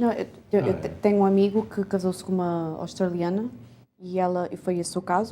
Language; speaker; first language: Portuguese; early bilingual, other home language; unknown